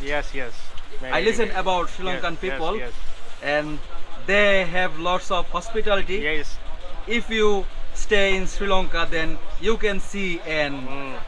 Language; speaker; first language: English; non-native, local second language; Bangla